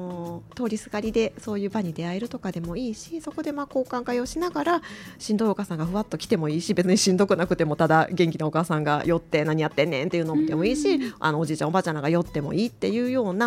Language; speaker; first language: Japanese; native; Japanese